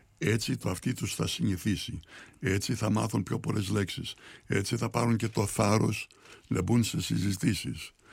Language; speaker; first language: Greek; early bilingual, heritage; Greek